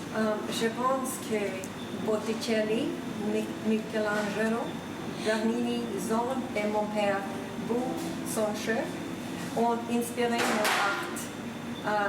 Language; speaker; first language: French; non-native, fluent; Swedish